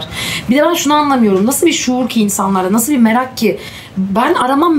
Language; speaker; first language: Turkish; native; Turkish